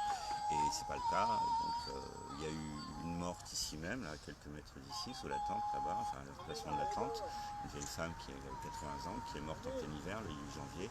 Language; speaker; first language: French; native; French